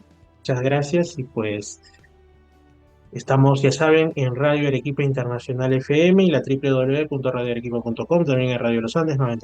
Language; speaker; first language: Spanish; native; Spanish